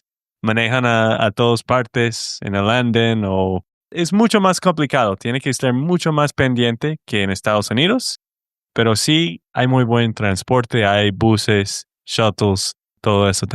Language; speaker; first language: Spanish; non-native, fluent; English